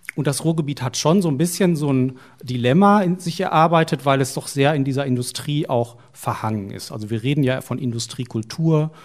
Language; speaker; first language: German; native; German